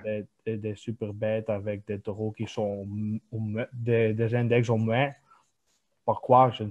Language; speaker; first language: French; non-native, local second language; Dutch